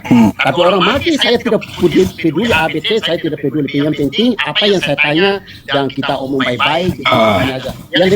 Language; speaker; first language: Indonesian; non-native, fluent; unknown